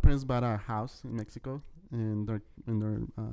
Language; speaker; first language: English; early bilingual, other home language; Spanish